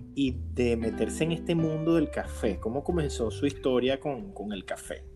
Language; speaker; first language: Spanish; native; Spanish